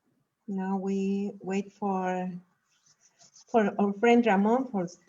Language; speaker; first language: English; non-native, learner; Spanish